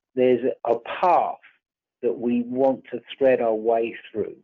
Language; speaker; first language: English; native; English